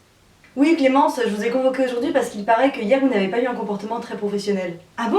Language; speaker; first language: French; native; French